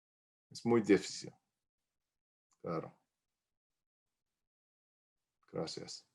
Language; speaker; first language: Spanish; non-native, learner; English